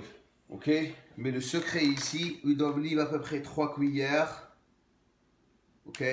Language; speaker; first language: French; non-native, local second language; Arabic